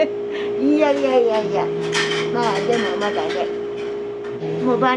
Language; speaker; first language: Japanese; native; Japanese